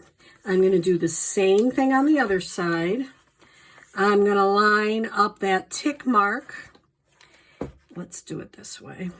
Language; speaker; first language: English; native; English